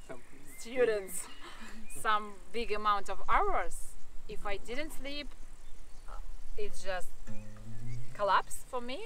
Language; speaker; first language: English; non-native, fluent; Russian